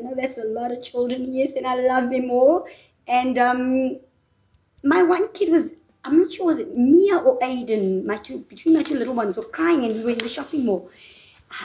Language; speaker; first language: English; native; English